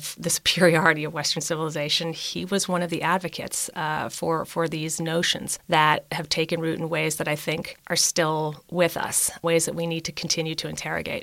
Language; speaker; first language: English; native; English